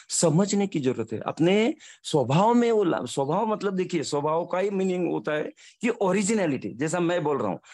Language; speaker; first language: Hindi; non-native, local second language; Marathi